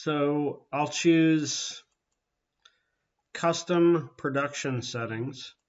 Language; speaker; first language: English; native; English